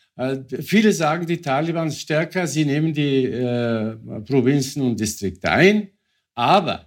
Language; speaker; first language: German; non-native, fluent; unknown